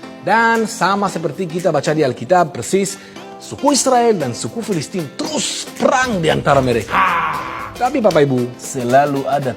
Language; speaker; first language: Indonesian; non-native, fluent; Hebrew